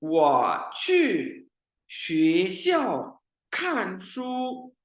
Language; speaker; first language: Chinese; non-native, learner; Urdu